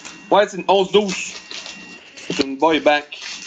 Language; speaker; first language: French; native; French